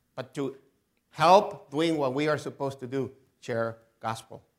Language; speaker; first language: English; non-native, fluent; Spanish